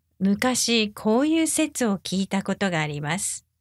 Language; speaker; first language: Japanese; native; Japanese